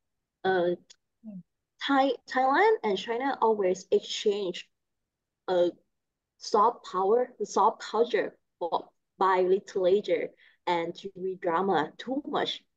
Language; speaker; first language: English; non-native, learner; Thai